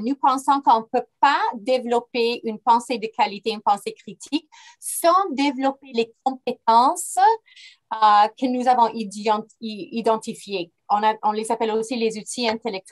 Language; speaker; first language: French; non-native, fluent; English